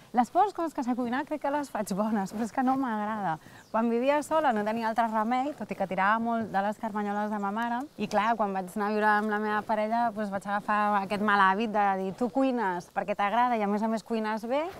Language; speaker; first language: Catalan; native; Catalan